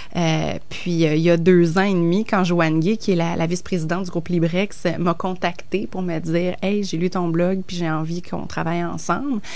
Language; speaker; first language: French; native; French